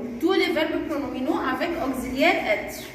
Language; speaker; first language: French; non-native, fluent; Arabic